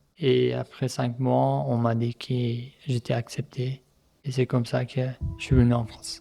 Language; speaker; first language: French; non-native, fluent; Persian